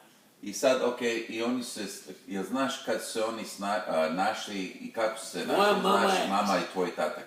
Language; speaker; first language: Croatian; early bilingual, heritage; Croatian